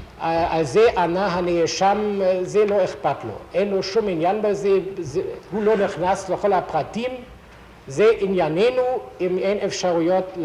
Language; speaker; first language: Hebrew; non-native, fluent; German